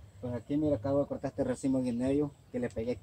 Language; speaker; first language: Spanish; native; Spanish